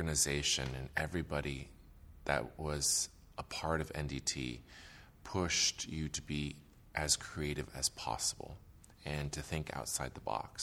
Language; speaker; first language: English; native; English